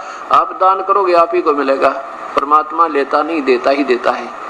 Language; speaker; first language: Hindi; non-native, local second language; Haryanvi